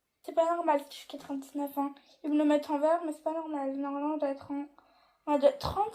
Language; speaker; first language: French; native; French